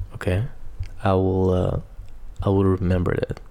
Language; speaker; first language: English; non-native, fluent; Portuguese